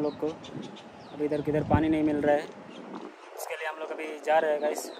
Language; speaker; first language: Hindi; non-native, local second language; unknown